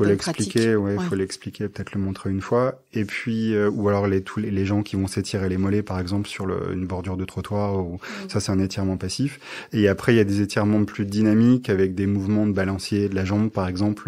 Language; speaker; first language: French; native; French